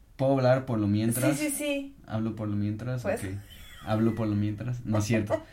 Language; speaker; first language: Spanish; non-native, fluent; German